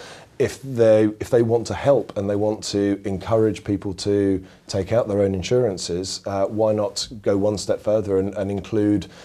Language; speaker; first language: English; native; English